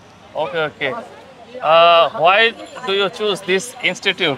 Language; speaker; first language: English; non-native, learner; Bangla